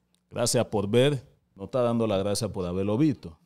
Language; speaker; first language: Spanish; native; Spanish